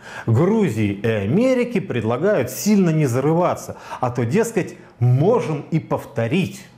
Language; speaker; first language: Russian; native; Russian